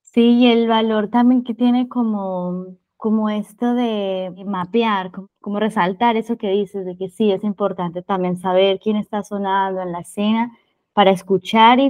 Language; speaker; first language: Spanish; native; Spanish